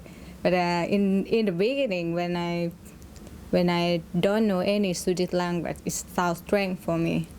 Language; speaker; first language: English; non-native, learner; Thai